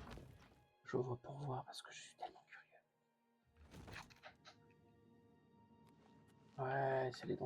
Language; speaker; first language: French; native; French